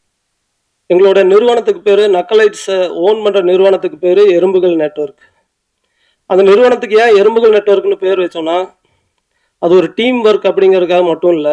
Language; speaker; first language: Tamil; native; Tamil